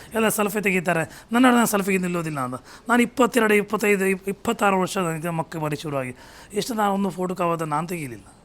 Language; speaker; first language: Kannada; non-native, local second language; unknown